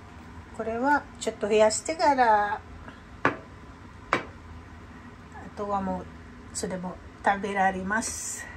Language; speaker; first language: Japanese; non-native, fluent; Filipino